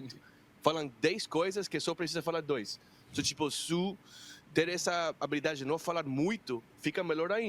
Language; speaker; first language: Portuguese; non-native, fluent; Spanish